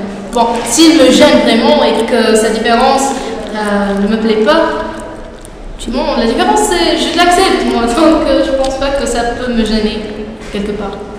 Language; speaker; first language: French; non-native, local second language; Arabic